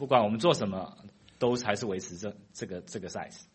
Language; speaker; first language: Chinese; non-native, fluent; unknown